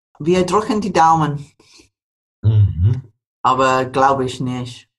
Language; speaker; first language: German; non-native, fluent; English